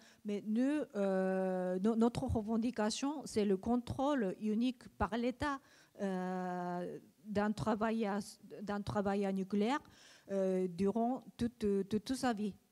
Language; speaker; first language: French; non-native, learner; Japanese